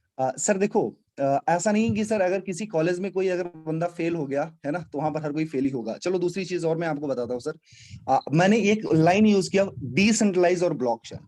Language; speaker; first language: Hindi; native; Hindi